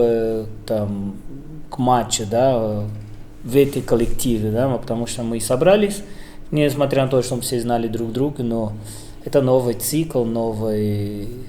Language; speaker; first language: Russian; non-native, fluent; Portuguese